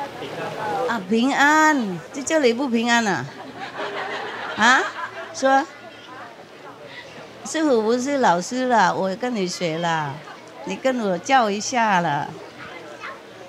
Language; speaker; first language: Chinese; non-native, fluent; Vietnamese